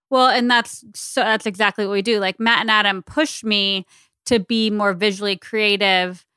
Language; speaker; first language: English; native; English